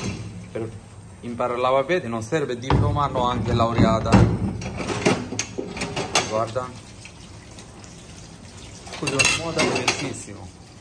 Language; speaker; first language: Italian; non-native, learner; Bangla